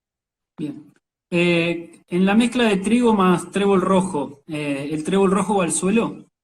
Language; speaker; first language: Spanish; native; Spanish